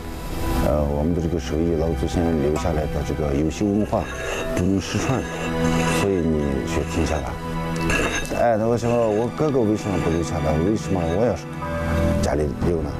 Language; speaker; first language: Chinese; non-native, local second language; Tibetan